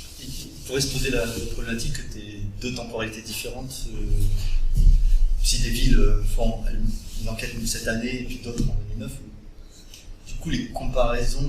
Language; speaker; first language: French; native; French